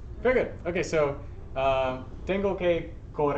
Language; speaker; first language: Spanish; non-native, learner; English